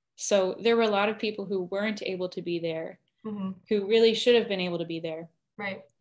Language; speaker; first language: English; native; English